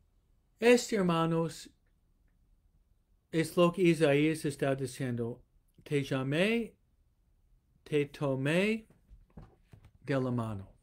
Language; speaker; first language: Spanish; non-native, fluent; English